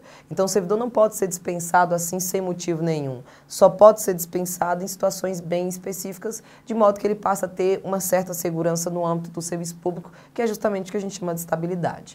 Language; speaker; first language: Portuguese; native; Portuguese